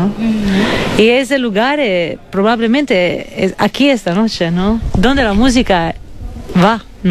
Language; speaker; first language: Spanish; non-native, fluent; Italian